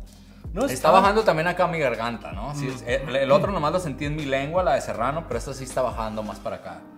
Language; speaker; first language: Spanish; native; Spanish